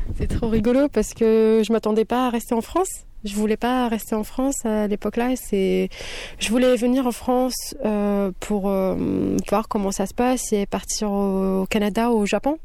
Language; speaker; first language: French; non-native, local second language; Kabyle